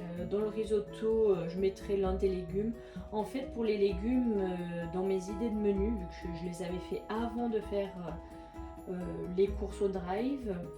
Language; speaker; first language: French; native; French